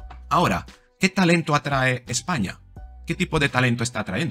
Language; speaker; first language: Spanish; native; Spanish